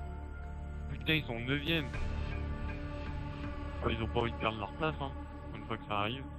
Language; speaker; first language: French; native; French